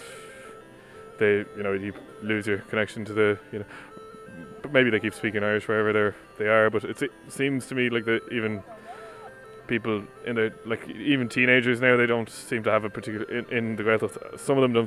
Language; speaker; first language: English; non-native, local second language; Irish